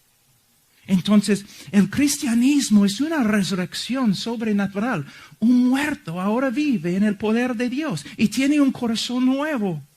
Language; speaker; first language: Spanish; non-native, fluent; English